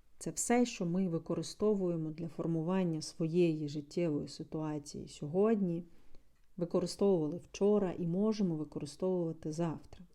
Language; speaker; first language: Ukrainian; non-native, local second language; Russian